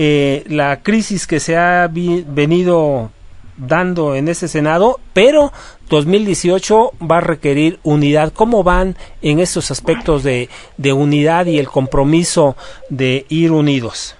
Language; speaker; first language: Spanish; native; Spanish